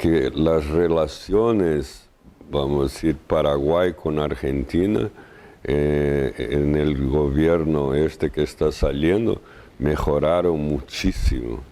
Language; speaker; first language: Spanish; non-native, fluent; Portuguese